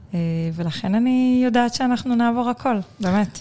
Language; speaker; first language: Hebrew; native; Hebrew